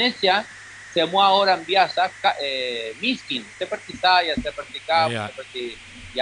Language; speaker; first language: Indonesian; non-native, learner; Spanish